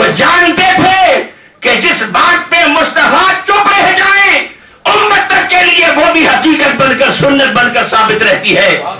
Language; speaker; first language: Urdu; native; Urdu